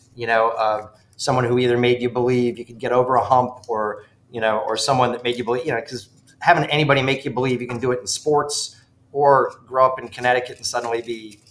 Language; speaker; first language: English; native; English